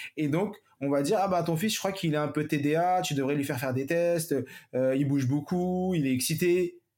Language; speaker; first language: French; native; French